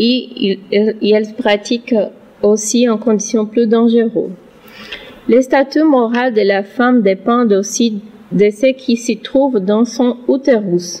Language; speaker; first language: French; non-native, learner; Portuguese